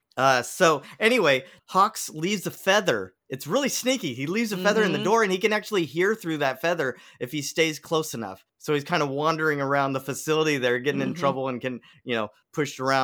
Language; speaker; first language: English; native; English